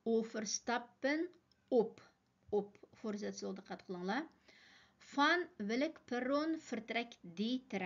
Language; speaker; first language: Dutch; non-native, fluent; Uyghur